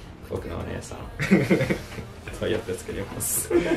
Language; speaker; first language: Japanese; early bilingual, heritage; Japanese